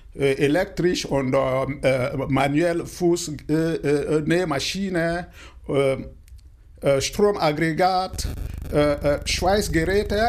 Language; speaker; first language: German; non-native, fluent; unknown